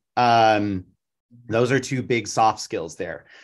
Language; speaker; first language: English; native; English